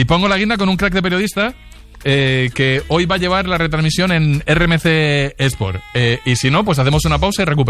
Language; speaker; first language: Spanish; native; Spanish